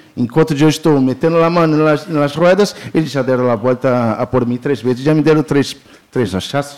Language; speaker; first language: Spanish; non-native, learner; Portuguese